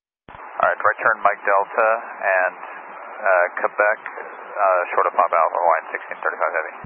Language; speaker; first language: English; native; English